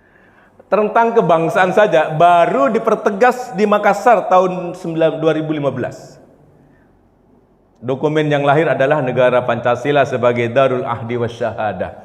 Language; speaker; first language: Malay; non-native, local second language; Javanese